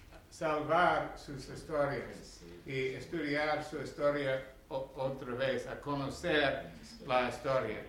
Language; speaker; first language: Spanish; non-native, learner; English